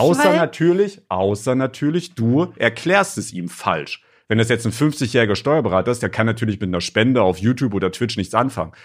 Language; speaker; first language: German; native; German